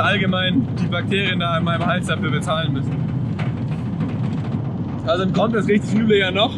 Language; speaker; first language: German; native; German